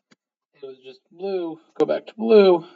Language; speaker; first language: English; native; English